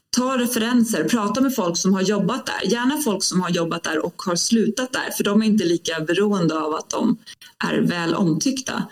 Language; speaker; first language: Swedish; native; Swedish